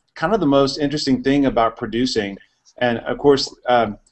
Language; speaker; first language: English; native; English